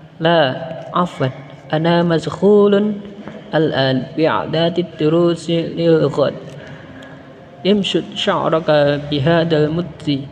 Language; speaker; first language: Arabic; non-native, learner; Indonesian